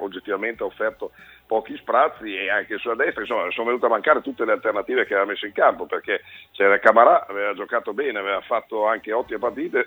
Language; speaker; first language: Italian; native; Italian